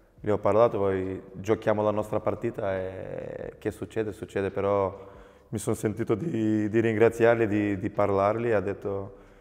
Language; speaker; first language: Italian; non-native, fluent; Macedonian